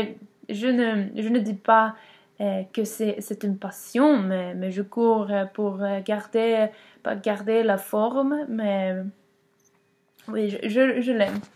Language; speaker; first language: French; non-native, learner; Swedish